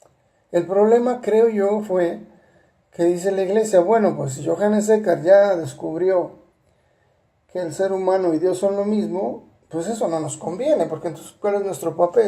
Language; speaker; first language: Spanish; native; Spanish